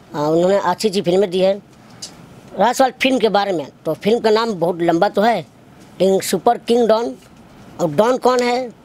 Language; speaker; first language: Hindi; native; Hindi